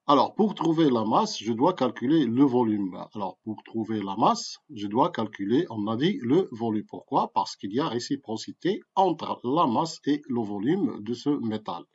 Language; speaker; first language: French; non-native, local second language; Arabic